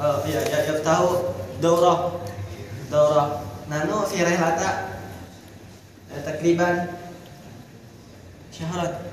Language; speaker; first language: Arabic; non-native, learner; Indonesian